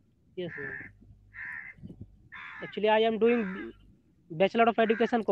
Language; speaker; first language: English; non-native, learner; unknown